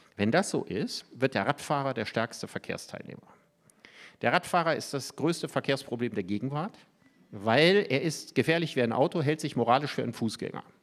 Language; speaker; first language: German; native; German